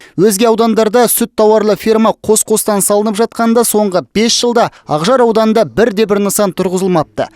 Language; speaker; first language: Kazakh; native; Kazakh